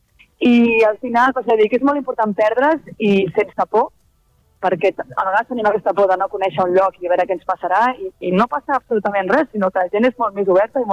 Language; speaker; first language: Catalan; native; Catalan